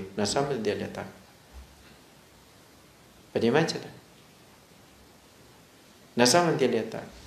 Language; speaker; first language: Russian; non-native, learner; Thai